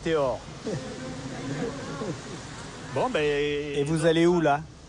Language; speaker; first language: French; native; French